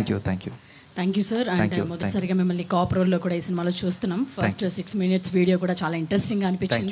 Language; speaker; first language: Telugu; native; Telugu